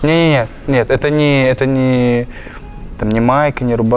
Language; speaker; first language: Russian; native; Russian